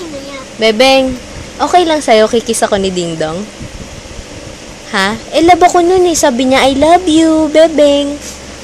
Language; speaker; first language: Filipino; native; Filipino